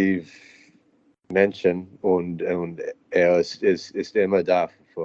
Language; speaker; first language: German; non-native, learner; English